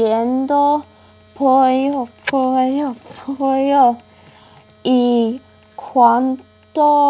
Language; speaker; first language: Spanish; non-native, learner; English